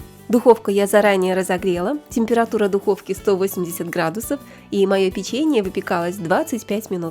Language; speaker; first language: Russian; native; Russian